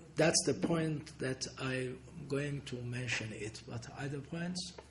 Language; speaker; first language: English; non-native, fluent; Persian